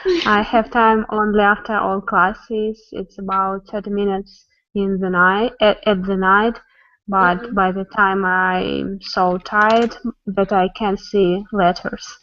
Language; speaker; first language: English; non-native, learner; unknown